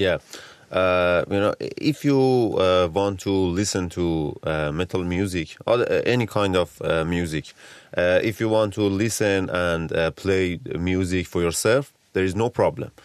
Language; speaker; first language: English; non-native, learner; Persian